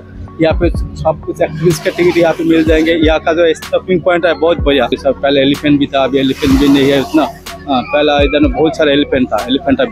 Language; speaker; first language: Hindi; non-native, local second language; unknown